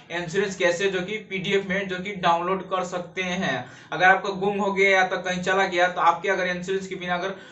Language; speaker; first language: Hindi; native; Hindi